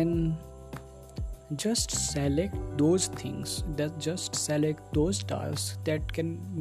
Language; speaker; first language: English; non-native, local second language; Hindi